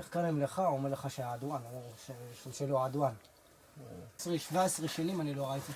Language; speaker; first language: Hebrew; non-native, local second language; Arabic